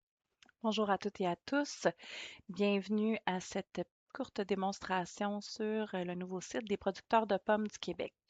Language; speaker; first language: French; native; French